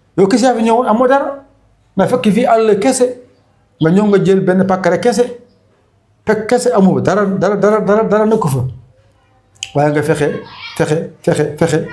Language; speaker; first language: Wolof; non-native, local second language; Fula